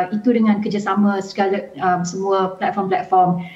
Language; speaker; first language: Malay; native; Malay